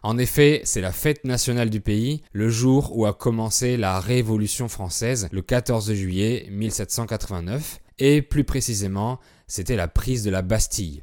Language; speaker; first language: French; native; French